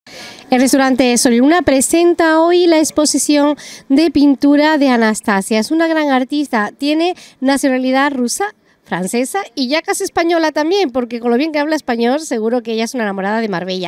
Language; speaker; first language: Spanish; native; Spanish